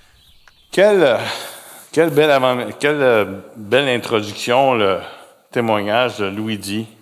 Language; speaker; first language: French; native; French